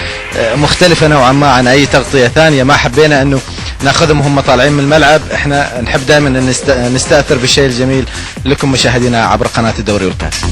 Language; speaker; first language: Arabic; native; Arabic